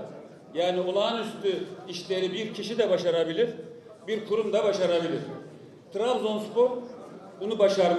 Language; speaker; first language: Turkish; native; Turkish